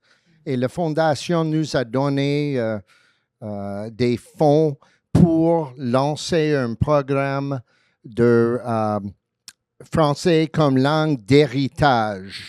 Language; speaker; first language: French; early bilingual, heritage; French